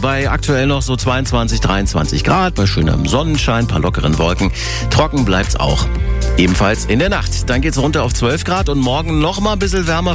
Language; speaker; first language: German; native; German